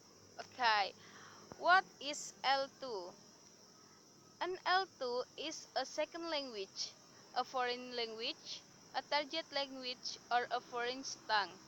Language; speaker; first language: English; non-native, learner; Indonesian